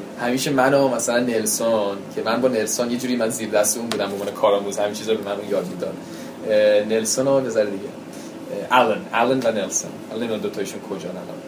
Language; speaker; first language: Persian; early bilingual, heritage; Persian